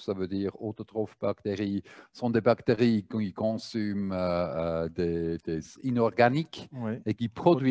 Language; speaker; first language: French; non-native, fluent; German